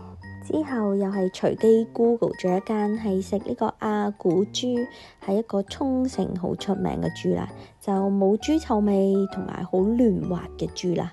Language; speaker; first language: Cantonese; native; Cantonese